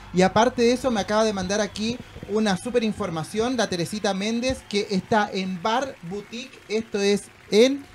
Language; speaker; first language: Spanish; native; Spanish